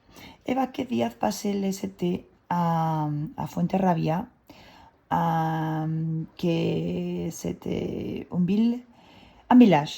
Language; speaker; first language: French; non-native, fluent; Spanish